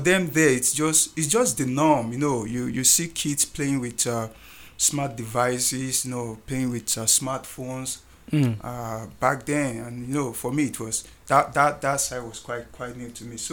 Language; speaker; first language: English; non-native, local second language; Yoruba